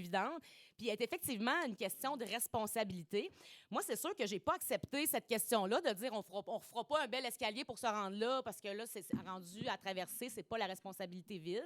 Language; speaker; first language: French; native; French